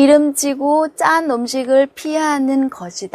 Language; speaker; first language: Korean; non-native, fluent; Vietnamese